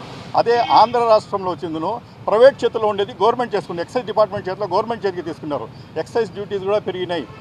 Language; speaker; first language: Telugu; native; Telugu